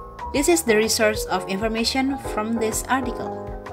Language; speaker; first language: English; non-native, fluent; Indonesian